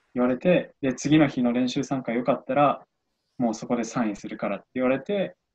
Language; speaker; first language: Japanese; native; Japanese